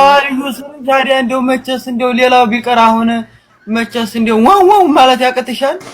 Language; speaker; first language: Arabic; non-native, learner; Amharic